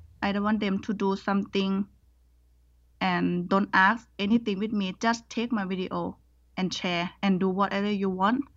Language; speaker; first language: English; non-native, learner; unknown